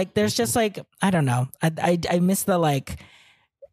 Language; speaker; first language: English; non-native, local second language; Filipino